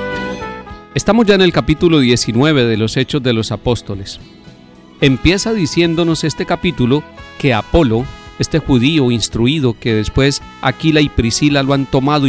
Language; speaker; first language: Spanish; native; Spanish